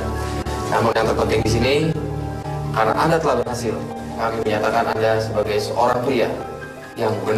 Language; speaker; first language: Indonesian; native; Indonesian